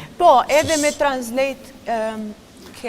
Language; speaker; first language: Albanian; non-native, learner; Romanian